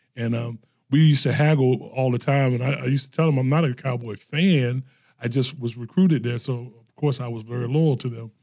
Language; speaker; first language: English; native; English